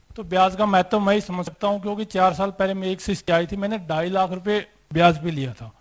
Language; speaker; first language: Hindi; native; Hindi